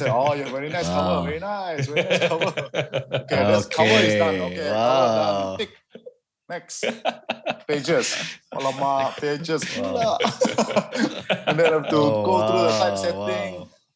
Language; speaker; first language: English; non-native, local second language; Hakka Chinese